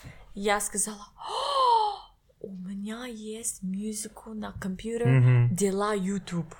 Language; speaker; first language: Russian; non-native, learner; English